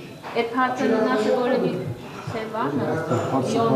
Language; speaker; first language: Turkish; non-native, fluent; Korean